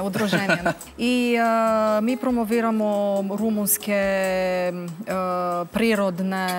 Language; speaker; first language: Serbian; non-native, learner; Romanian